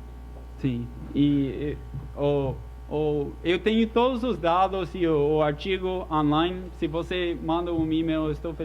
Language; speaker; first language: Portuguese; non-native, fluent; English